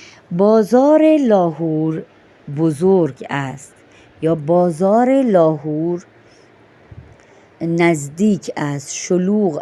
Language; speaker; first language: Persian; non-native, fluent; Urdu